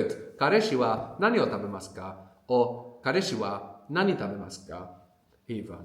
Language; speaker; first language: Japanese; non-native, fluent; English